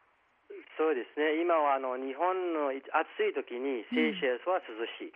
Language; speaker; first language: Japanese; non-native, fluent; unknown